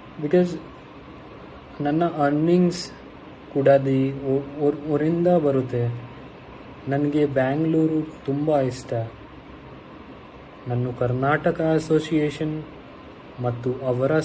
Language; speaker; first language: Kannada; non-native, learner; Hindi